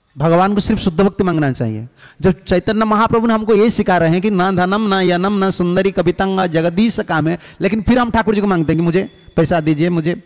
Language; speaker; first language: Hindi; non-native, local second language; Odia